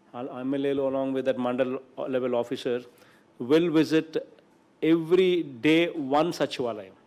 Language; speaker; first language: English; non-native, local second language; Telugu